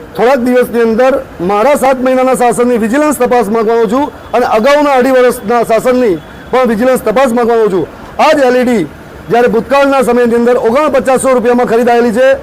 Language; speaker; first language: Gujarati; native; Gujarati